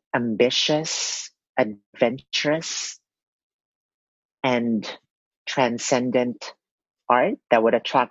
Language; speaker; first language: English; non-native, local second language; Cebuano